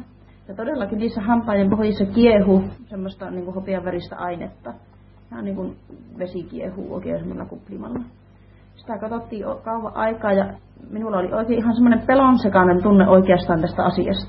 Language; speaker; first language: Finnish; native; Finnish